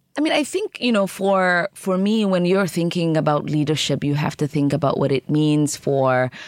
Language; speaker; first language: English; early bilingual, other home language; Somali